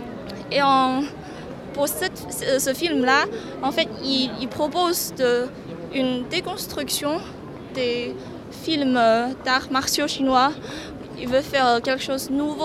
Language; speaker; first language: French; non-native, learner; Chinese